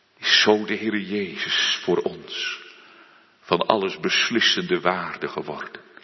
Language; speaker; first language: Dutch; native; Dutch